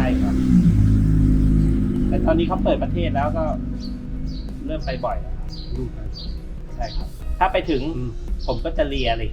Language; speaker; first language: Thai; native; Thai